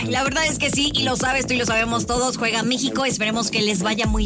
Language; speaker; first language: Spanish; native; Spanish